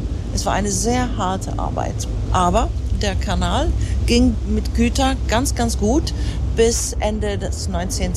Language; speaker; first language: German; non-native, fluent; Swedish